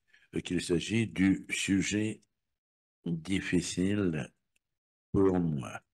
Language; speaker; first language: French; non-native, fluent; Russian